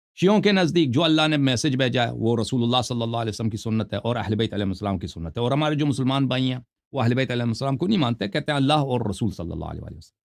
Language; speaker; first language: Urdu; non-native, fluent; Persian